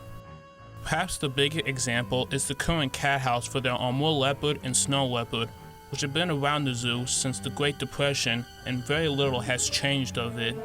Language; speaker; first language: English; native; English